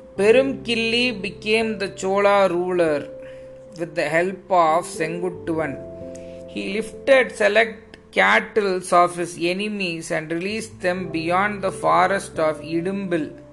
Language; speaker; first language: English; non-native, local second language; Tamil